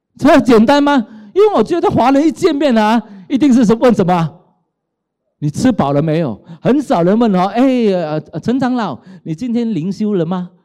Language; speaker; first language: Chinese; non-native, local second language; Cantonese